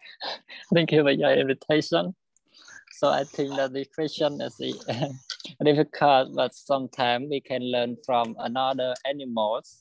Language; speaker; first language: English; non-native, learner; Khmer